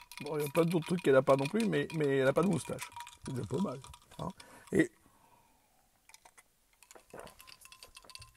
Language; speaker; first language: French; native; French